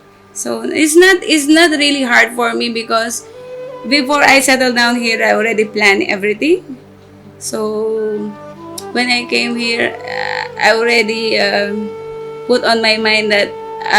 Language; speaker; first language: English; non-native, local second language; Filipino